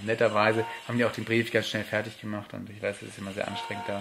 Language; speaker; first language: German; native; German